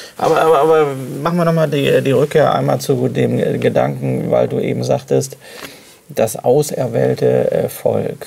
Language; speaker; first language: German; native; German